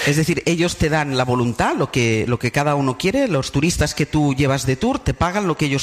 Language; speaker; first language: Spanish; non-native, learner; English